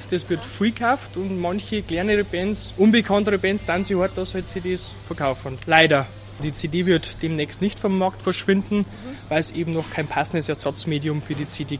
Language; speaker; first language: German; native; German